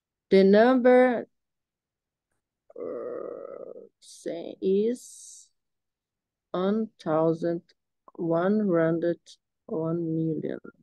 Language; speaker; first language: English; non-native, learner; Portuguese